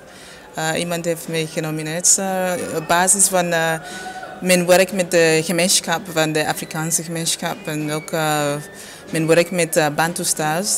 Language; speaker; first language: Dutch; non-native, fluent; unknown